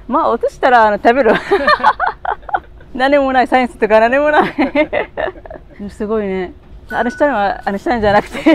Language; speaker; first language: Japanese; non-native, learner; Arabic